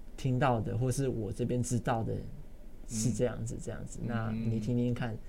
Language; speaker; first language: Chinese; non-native, local second language; Min Nan Chinese